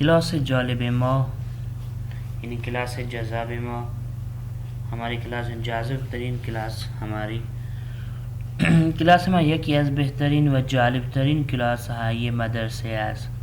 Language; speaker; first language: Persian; non-native, fluent; Urdu